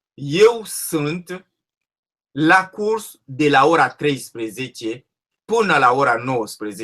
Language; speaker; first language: Romanian; non-native, learner; French